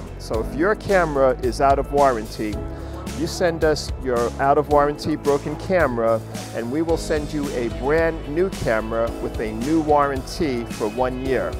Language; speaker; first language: English; native; English